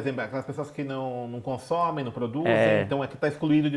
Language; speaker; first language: Portuguese; native; Portuguese